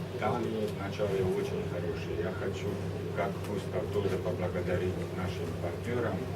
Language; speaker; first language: Russian; non-native, learner; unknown